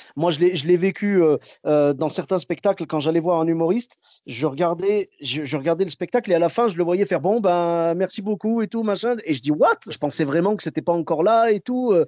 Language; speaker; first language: French; early bilingual, other home language; Arabic